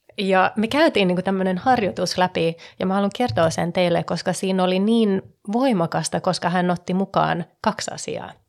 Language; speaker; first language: Finnish; early bilingual, heritage; Finnish